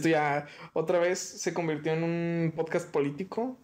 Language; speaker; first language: Spanish; native; Spanish